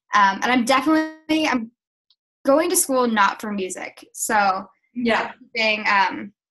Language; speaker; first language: English; native; English